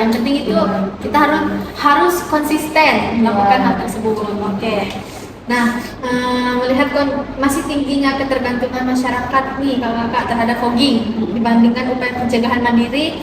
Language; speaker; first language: Indonesian; native; Indonesian